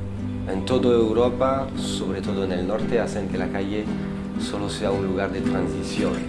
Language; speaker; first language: Spanish; non-native, fluent; French